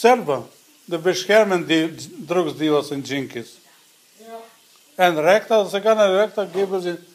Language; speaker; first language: Dutch; non-native, learner; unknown